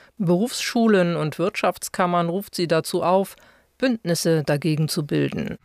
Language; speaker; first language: German; native; German